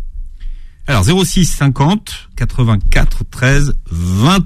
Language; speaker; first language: French; native; French